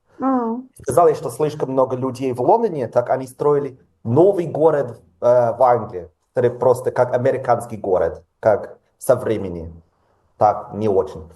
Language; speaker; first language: Russian; non-native, learner; English